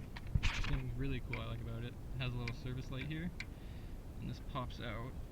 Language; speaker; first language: English; native; English